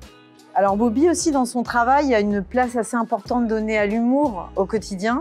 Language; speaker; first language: French; native; French